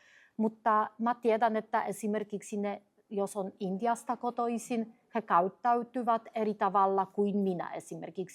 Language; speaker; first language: Finnish; non-native, fluent; Polish